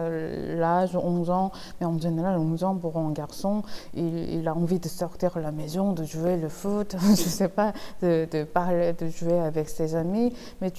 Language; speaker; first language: French; non-native, fluent; Korean